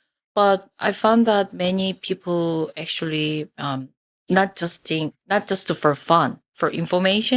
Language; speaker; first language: English; non-native, fluent; Korean